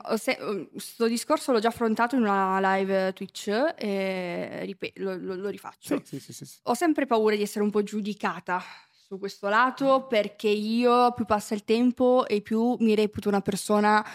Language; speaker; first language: Italian; native; Italian